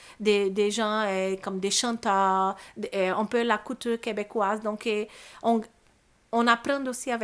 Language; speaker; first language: French; non-native, learner; Portuguese